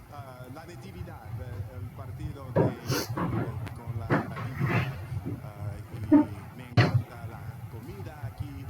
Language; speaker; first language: Spanish; non-native, learner; English